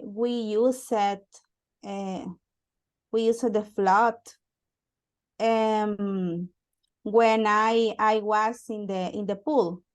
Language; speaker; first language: English; non-native, learner; Spanish